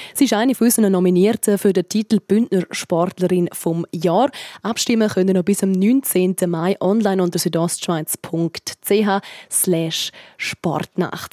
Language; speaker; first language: German; native; German